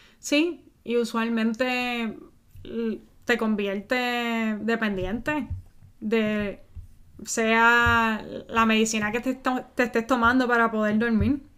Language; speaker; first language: Spanish; early bilingual, heritage; Spanish